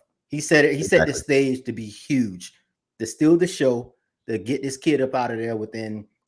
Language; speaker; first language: English; native; English